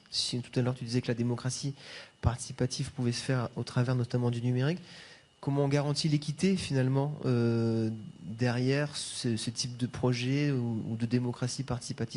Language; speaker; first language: French; native; French